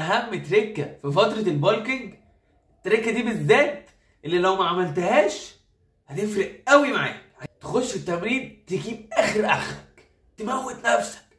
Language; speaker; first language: Arabic; native; Arabic